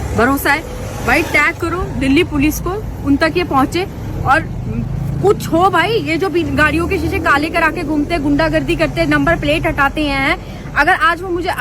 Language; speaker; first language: Hindi; native; Hindi